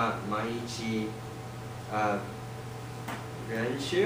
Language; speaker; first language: Japanese; non-native, learner; English